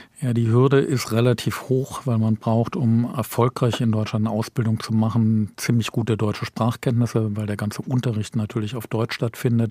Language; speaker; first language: German; native; German